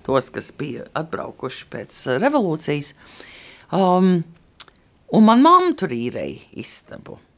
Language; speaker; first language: Latvian; early bilingual, heritage; Latvian